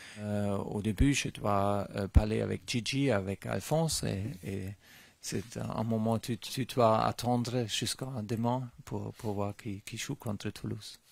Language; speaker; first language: French; non-native, learner; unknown